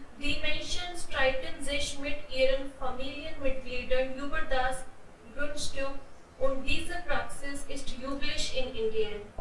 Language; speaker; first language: German; non-native, learner; Hindi